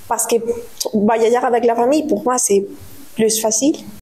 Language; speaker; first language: French; non-native, learner; Spanish